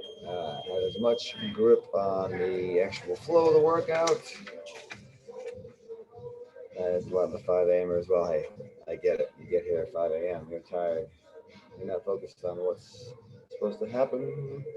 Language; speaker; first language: English; native; English